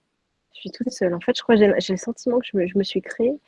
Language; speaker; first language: French; native; French